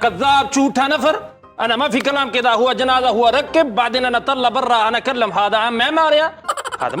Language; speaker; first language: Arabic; non-native, learner; Punjabi